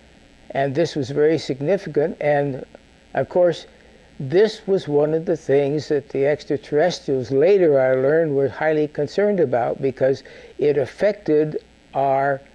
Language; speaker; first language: English; native; English